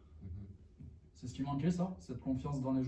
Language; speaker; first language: French; native; French